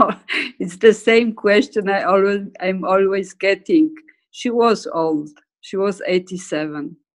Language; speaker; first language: English; non-native, fluent; Polish